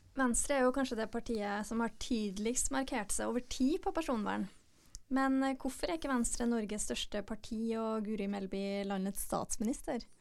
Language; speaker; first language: Norwegian; native; Norwegian